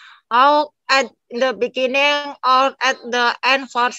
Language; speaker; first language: English; non-native, learner; Indonesian